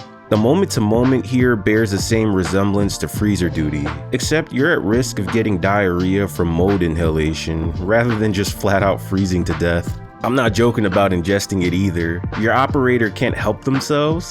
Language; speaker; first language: English; native; English